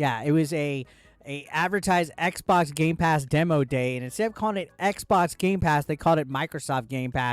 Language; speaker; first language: English; native; English